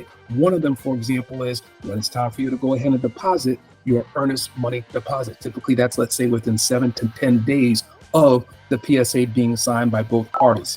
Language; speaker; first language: English; native; English